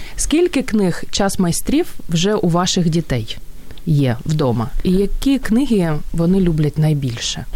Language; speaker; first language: Ukrainian; native; Ukrainian